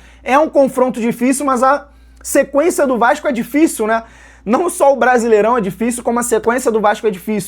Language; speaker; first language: Portuguese; native; Portuguese